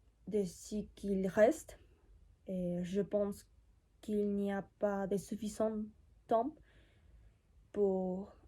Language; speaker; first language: French; non-native, learner; Spanish